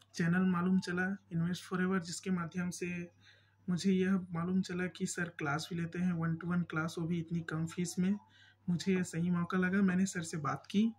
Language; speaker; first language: Hindi; native; Hindi